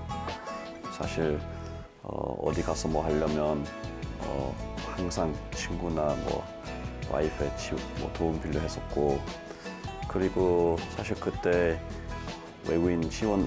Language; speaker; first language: Korean; non-native, fluent; English